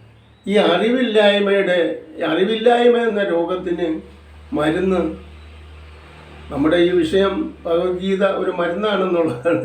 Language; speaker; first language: Malayalam; native; Malayalam